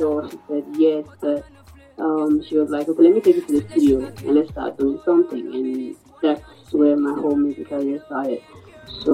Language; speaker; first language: English; non-native, local second language; Krio